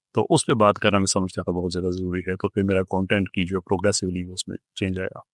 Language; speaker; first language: Urdu; non-native, local second language; Punjabi